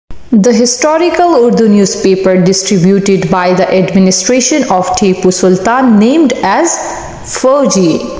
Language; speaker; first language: English; non-native, local second language; Pashto